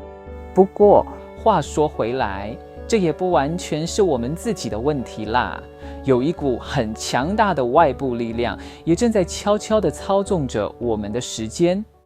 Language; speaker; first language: Chinese; native; Chinese